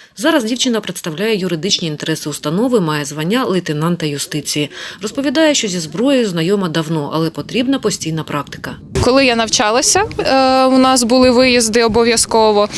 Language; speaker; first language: Ukrainian; native; Ukrainian